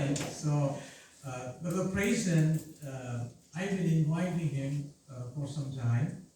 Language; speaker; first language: English; non-native, local second language; Malayalam